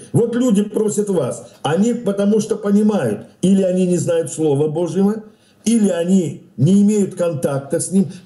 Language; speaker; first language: Russian; native; Russian